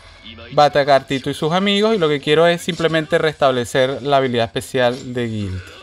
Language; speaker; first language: Spanish; native; Spanish